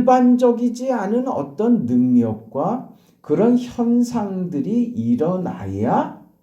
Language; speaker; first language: Korean; native; Korean